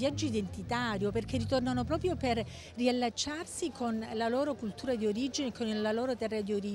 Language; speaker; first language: Italian; native; Italian